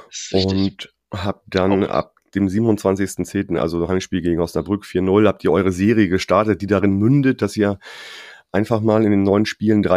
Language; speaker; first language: German; native; German